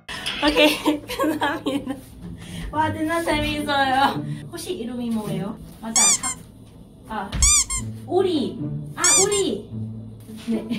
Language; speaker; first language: Korean; non-native, learner; Cantonese